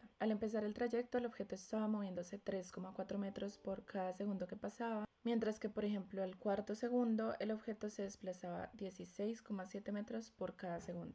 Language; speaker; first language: Spanish; native; Spanish